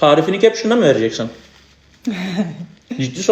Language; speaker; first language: Turkish; native; Turkish